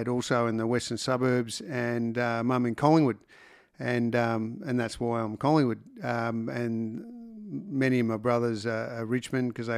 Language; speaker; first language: English; native; English